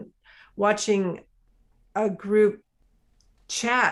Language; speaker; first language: English; native; English